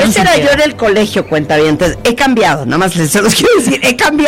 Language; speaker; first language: Spanish; native; Spanish